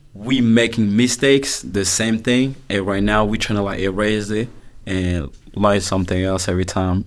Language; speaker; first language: English; non-native, fluent; French